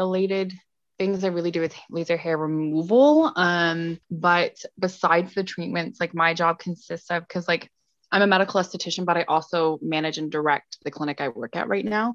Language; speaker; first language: English; native; English